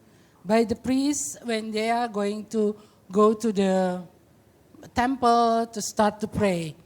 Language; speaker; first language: English; non-native, fluent; Indonesian